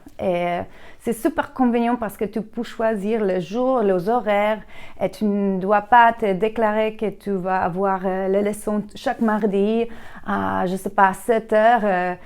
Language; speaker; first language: French; non-native, learner; Polish